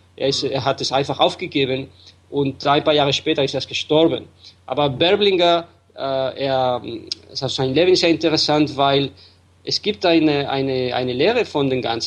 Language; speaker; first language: German; non-native, fluent; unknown